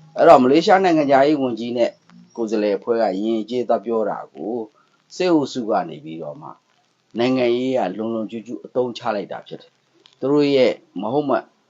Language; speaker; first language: Burmese; non-native, local second language; Pa'o Karen